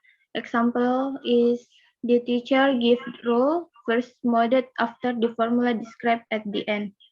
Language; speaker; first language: English; non-native, learner; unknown